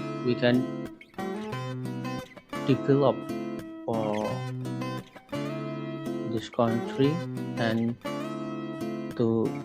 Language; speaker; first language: English; non-native, learner; Indonesian